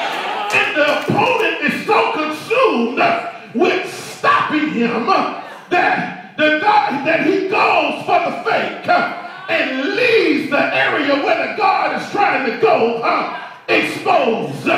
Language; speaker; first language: English; native; English